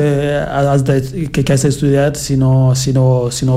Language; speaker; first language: Catalan; non-native, fluent; Fula